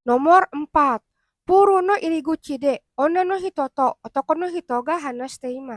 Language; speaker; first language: Japanese; non-native, learner; Indonesian